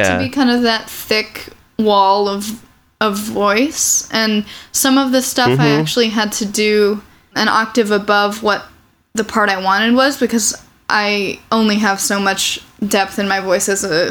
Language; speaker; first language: English; native; English